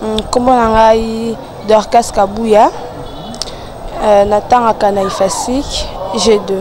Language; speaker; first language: Lingala; non-native, local second language; Luba-Lulua